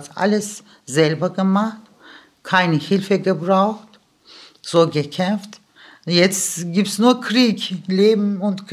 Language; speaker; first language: German; early bilingual, other home language; Turkish